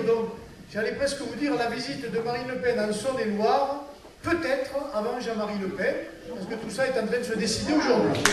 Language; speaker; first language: French; native; French